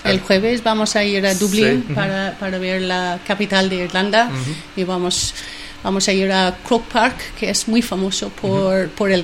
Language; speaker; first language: Spanish; non-native, fluent; English